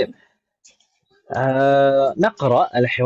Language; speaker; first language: Arabic; non-native, fluent; Indonesian